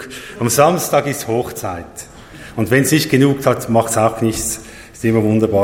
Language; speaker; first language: German; native; German